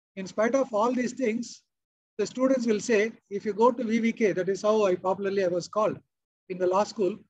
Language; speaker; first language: English; non-native, local second language; Kannada